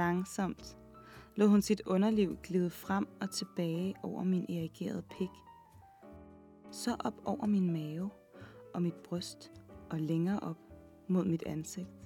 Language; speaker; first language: Danish; native; Danish